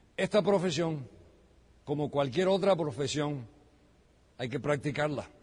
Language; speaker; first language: Spanish; early bilingual, heritage; Spanish